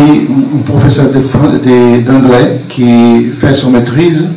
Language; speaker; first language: French; non-native, fluent; Portuguese